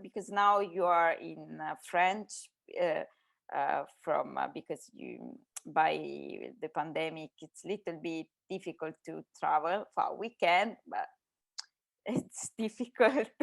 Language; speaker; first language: English; non-native, learner; Italian